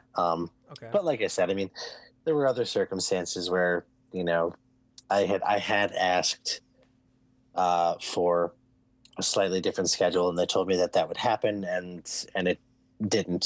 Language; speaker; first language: English; native; English